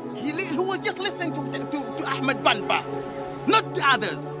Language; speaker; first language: English; non-native, learner; Wolof